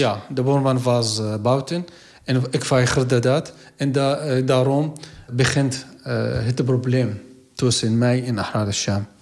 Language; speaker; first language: Dutch; non-native, learner; Arabic